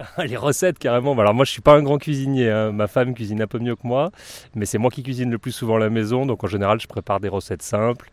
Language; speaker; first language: French; native; French